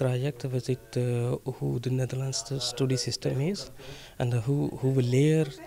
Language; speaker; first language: Dutch; non-native, learner; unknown